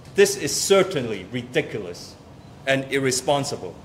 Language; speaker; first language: English; non-native, local second language; Cantonese